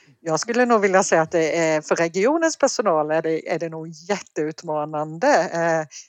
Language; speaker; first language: Swedish; native; Swedish